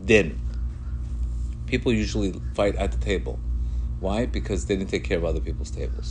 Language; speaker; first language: English; non-native, fluent; Spanish